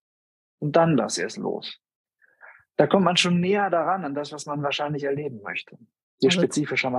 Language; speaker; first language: German; native; German